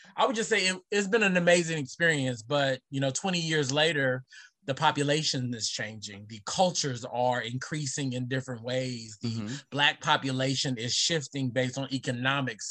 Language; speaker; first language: English; native; English